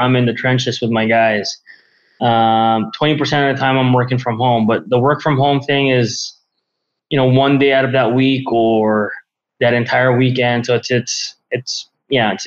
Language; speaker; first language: English; non-native, local second language; Filipino